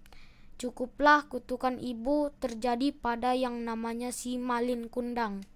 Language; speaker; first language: Indonesian; native; Indonesian